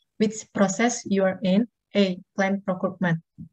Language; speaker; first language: English; non-native, learner; Indonesian